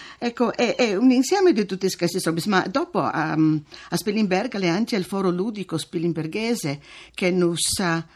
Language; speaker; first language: Italian; early bilingual, other home language; Friulian